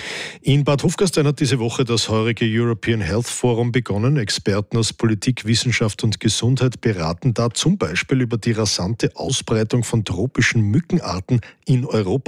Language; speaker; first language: German; native; German